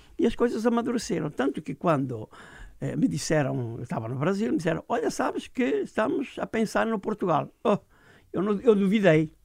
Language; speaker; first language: Portuguese; native; Portuguese